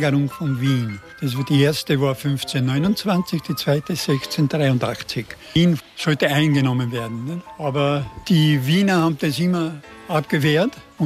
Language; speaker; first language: German; non-native, local second language; Croatian